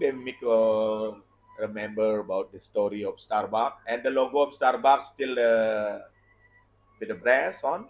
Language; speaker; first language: English; non-native, learner; Indonesian